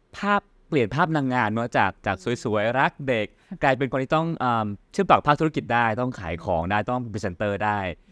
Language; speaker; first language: Thai; native; Thai